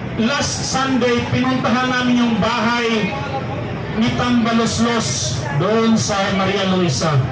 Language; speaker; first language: Filipino; non-native, local second language; Cebuano